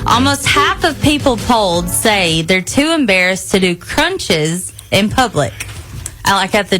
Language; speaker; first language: English; native; English